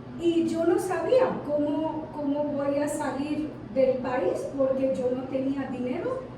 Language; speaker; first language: Spanish; non-native, fluent; Bangla